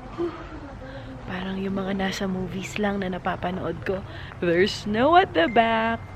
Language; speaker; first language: Filipino; native; Filipino